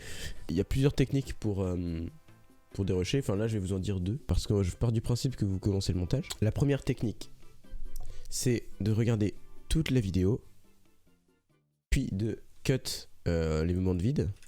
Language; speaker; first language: French; native; French